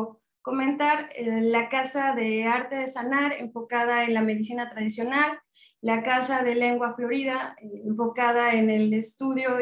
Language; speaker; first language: Spanish; native; Spanish